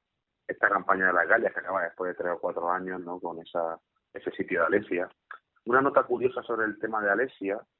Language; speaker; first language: Spanish; native; Spanish